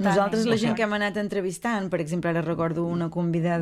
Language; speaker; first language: Catalan; native; Catalan